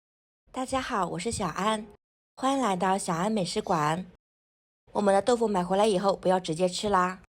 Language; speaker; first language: Chinese; native; Chinese